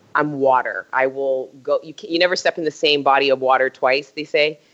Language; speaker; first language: English; native; English